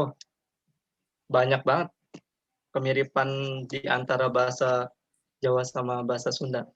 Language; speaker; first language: Indonesian; non-native, local second language; Javanese